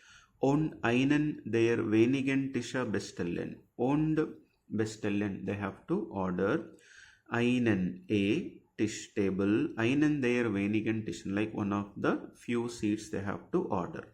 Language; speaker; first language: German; non-native, fluent; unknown